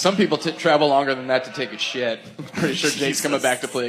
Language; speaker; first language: English; native; English